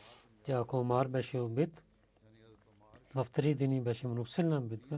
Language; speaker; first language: Bulgarian; non-native, learner; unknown